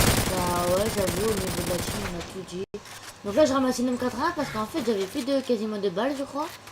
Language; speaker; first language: French; native; French